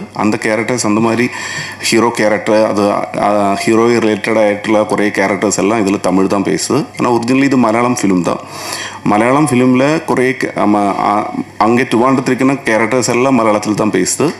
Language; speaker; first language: Tamil; non-native, learner; Malayalam